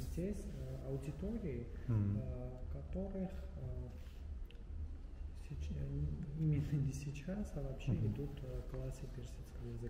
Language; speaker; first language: Russian; non-native, fluent; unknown